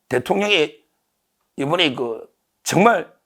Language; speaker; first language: Korean; native; Korean